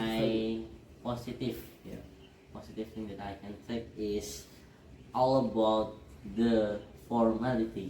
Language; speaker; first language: English; non-native, learner; Indonesian